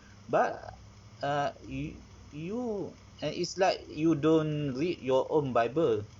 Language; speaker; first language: English; non-native, learner; Malay